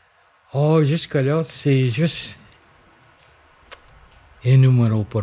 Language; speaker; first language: French; non-native, local second language; English